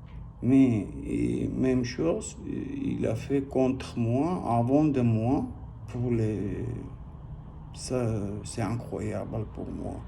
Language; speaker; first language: French; non-native, learner; Armenian